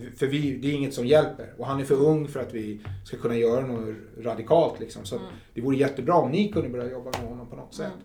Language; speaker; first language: Swedish; native; Swedish